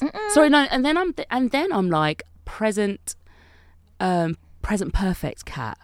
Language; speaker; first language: English; native; English